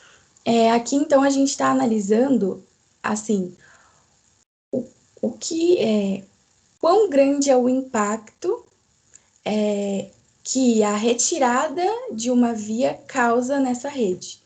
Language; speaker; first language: Portuguese; native; Portuguese